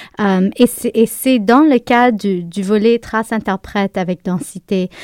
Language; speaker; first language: French; native; French